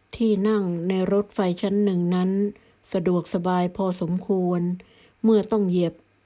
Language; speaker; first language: Thai; native; Thai